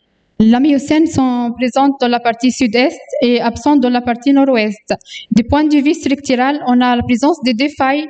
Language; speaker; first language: French; non-native, local second language; Arabic